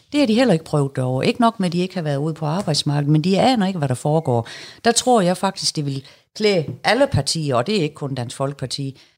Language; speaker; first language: Danish; native; Danish